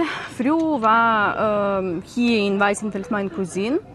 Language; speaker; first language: German; non-native, learner; Ukrainian